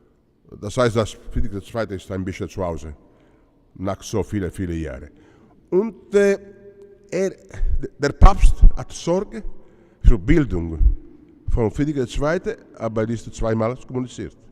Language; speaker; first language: German; non-native, learner; Italian